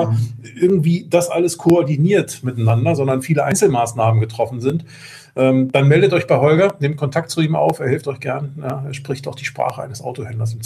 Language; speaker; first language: German; native; German